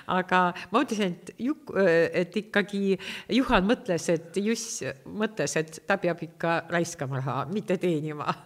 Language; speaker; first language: Estonian; non-native, local second language; Russian